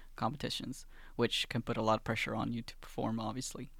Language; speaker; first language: English; early bilingual, other home language; Swedish